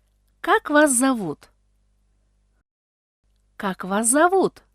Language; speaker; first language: Russian; non-native, fluent; Tajik